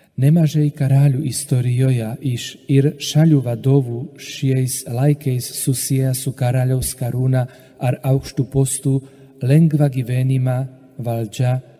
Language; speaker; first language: Lithuanian; non-native, fluent; Slovak